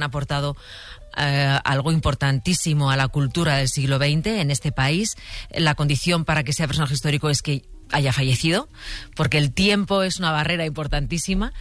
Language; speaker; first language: Spanish; native; Spanish